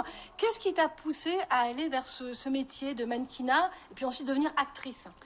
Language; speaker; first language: French; native; French